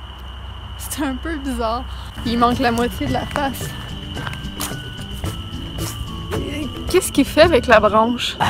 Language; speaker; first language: French; native; French